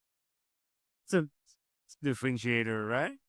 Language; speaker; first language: English; non-native, fluent; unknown